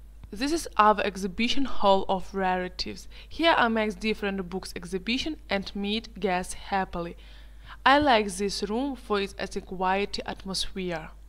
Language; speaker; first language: English; non-native, learner; Ukrainian